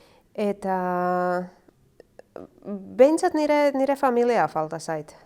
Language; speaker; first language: Basque; non-native, learner; Croatian